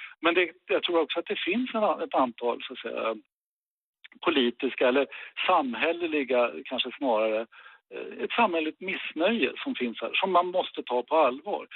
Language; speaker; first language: Swedish; native; Swedish